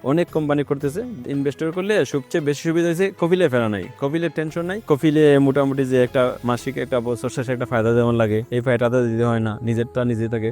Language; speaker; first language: Bangla; native; Bangla